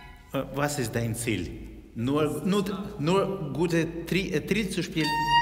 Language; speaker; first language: German; non-native, fluent; Russian